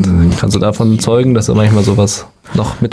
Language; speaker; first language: German; native; German